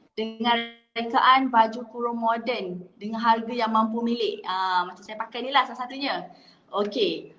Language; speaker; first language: Malay; native; Malay